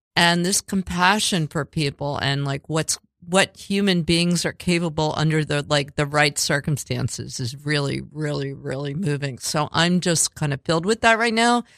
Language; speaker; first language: English; native; English